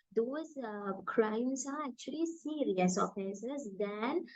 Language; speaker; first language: English; non-native, local second language; Sinhala